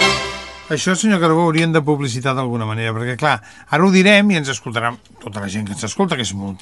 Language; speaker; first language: Catalan; native; Catalan